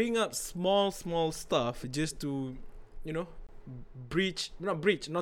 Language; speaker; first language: English; non-native, local second language; Malay